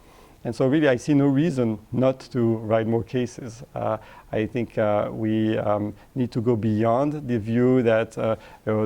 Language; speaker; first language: English; non-native, fluent; French